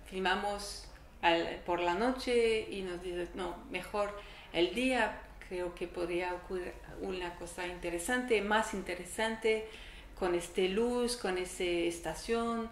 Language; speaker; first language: Spanish; non-native, learner; French